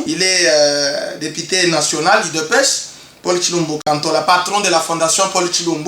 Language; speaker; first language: French; non-native, local second language; Luba-Lulua